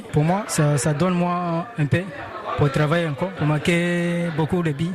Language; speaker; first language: French; non-native, learner; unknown